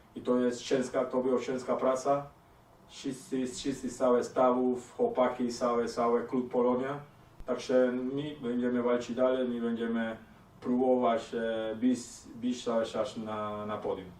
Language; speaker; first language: Polish; non-native, learner; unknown